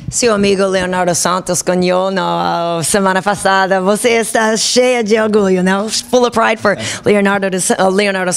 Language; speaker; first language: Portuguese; non-native, learner; English